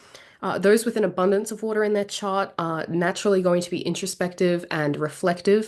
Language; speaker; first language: English; native; English